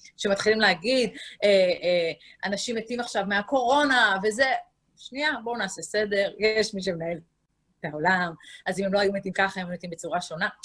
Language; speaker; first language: Hebrew; native; Hebrew